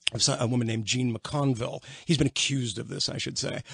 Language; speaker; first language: English; native; English